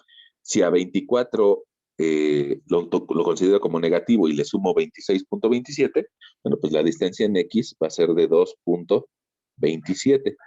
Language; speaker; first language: Spanish; native; Spanish